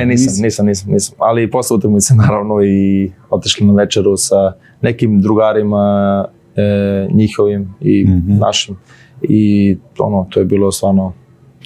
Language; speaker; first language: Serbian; early bilingual, heritage; Serbian